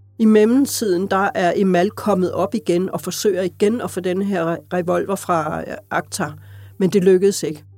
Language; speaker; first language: Danish; native; Danish